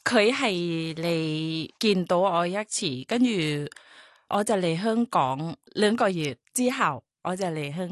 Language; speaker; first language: Cantonese; non-native, learner; Thai